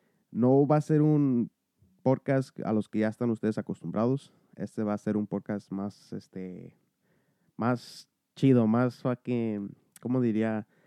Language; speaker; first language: Spanish; early bilingual, heritage; Spanish